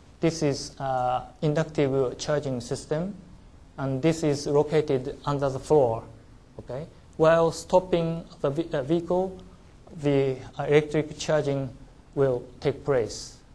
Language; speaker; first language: English; non-native, learner; Japanese